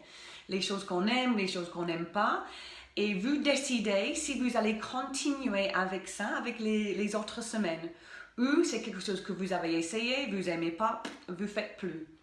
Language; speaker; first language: French; non-native, fluent; English